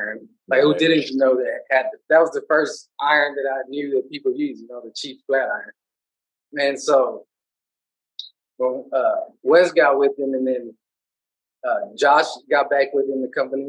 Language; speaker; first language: English; native; English